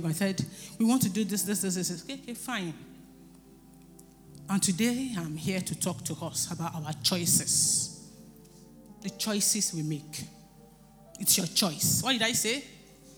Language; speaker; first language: English; non-native, local second language; Yoruba